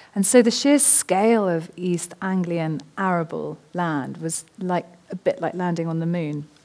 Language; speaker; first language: English; native; English